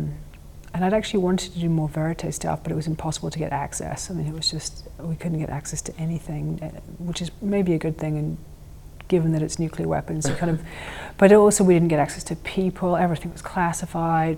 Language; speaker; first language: English; native; English